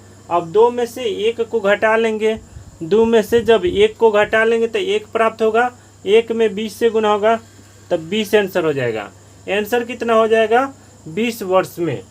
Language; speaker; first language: Hindi; native; Hindi